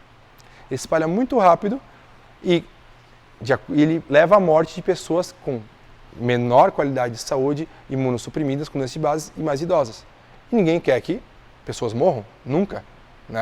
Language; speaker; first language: Portuguese; native; Portuguese